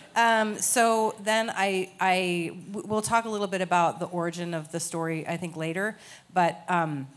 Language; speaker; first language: English; native; English